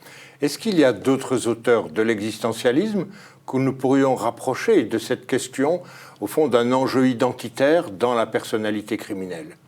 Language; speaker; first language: French; native; French